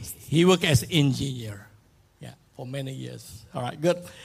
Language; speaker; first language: English; non-native, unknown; Indonesian